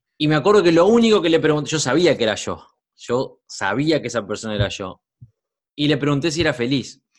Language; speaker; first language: Spanish; native; Spanish